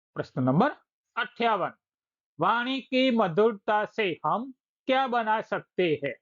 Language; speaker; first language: Hindi; non-native, local second language; Gujarati